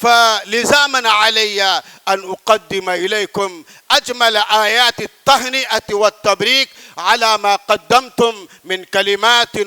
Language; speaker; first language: Arabic; non-native, fluent; Urdu